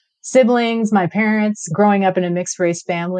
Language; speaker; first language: English; native; English